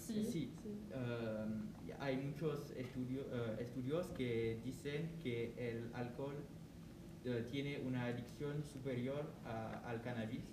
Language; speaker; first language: Spanish; non-native, learner; French